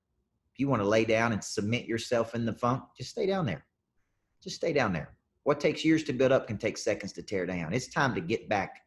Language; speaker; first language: English; native; English